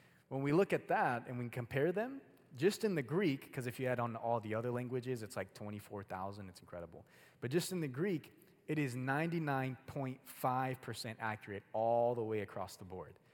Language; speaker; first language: English; early bilingual, other home language; Spanish